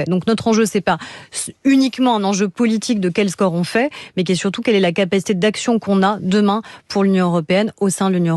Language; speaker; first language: French; native; French